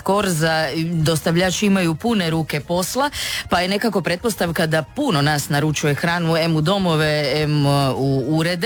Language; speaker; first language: Serbian; native; Serbian